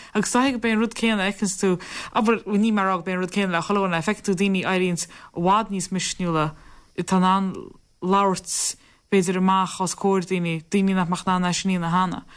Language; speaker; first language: Irish; native; Irish